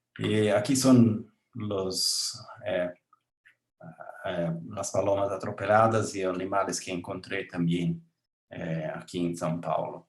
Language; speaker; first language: Spanish; non-native, learner; Portuguese